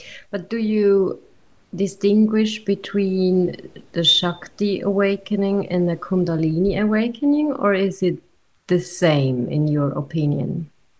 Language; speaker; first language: English; non-native, fluent; German